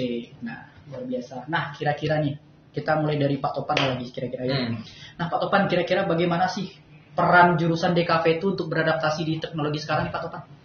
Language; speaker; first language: Indonesian; native; Indonesian